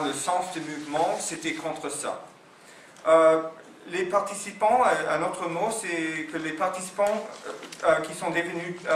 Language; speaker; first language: French; non-native, fluent; English